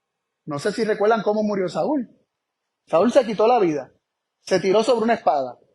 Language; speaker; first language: Spanish; native; Spanish